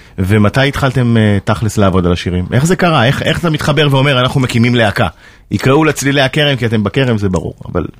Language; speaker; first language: Hebrew; native; Hebrew